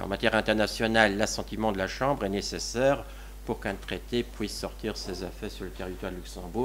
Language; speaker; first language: French; non-native, local second language; Luxembourgish